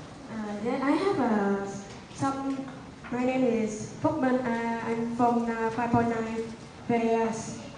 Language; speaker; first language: English; non-native, learner; Vietnamese